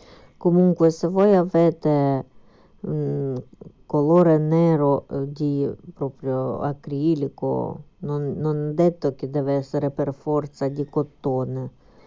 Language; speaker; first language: Italian; non-native, fluent; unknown